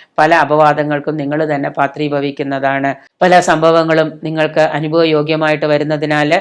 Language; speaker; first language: Malayalam; native; Malayalam